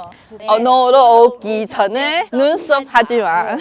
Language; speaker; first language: Korean; non-native, learner; Chinese